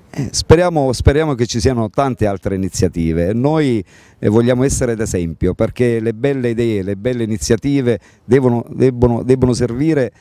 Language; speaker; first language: Italian; native; Italian